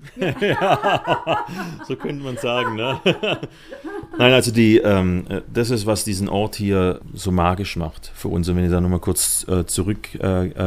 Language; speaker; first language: German; native; German